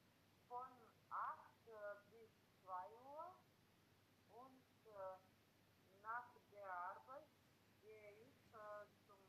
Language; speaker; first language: German; non-native, learner; Macedonian